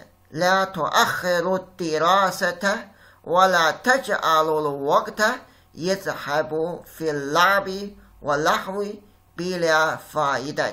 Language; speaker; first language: Arabic; non-native, fluent; Chinese